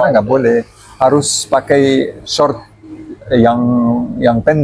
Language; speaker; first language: Indonesian; non-native, learner; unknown